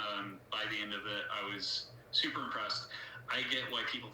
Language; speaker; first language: English; native; English